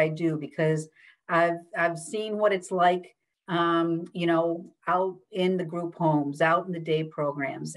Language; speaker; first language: English; native; English